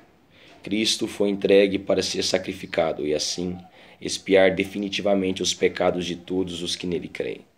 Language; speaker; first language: Portuguese; native; Portuguese